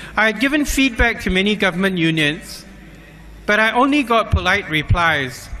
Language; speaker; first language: English; native; English